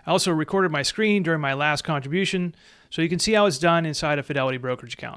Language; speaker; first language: English; native; English